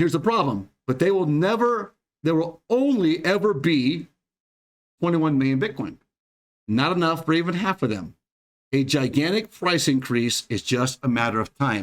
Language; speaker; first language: English; native; English